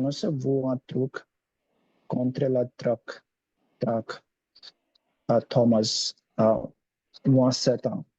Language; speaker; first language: French; non-native, learner; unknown